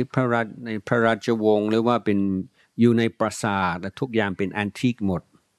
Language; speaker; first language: Thai; non-native, fluent; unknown